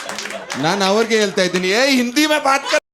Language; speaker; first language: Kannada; non-native, learner; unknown